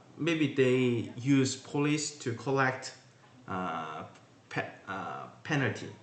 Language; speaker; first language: English; non-native, learner; Korean